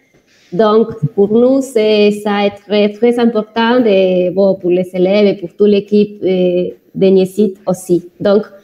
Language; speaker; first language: French; non-native, fluent; Spanish